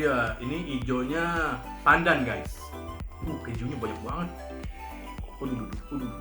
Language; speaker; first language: Indonesian; non-native, fluent; Arabic